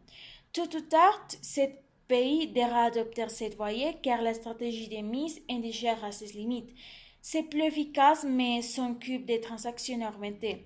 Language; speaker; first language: French; non-native, learner; Spanish